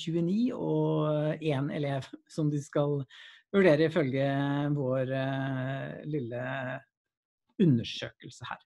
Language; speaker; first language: Norwegian; native; Norwegian